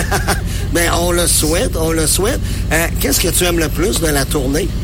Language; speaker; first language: French; native; French